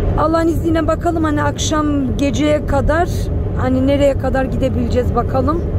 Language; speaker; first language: Turkish; early bilingual, heritage; Turkish